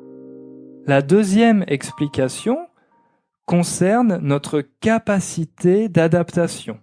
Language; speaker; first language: French; native; French